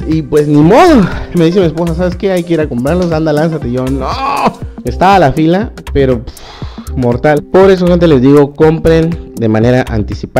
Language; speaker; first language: Spanish; native; Spanish